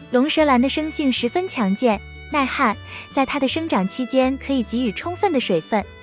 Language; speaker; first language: Chinese; native; Chinese